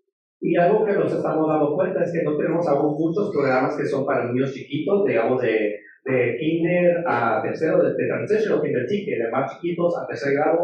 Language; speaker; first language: Spanish; native; Spanish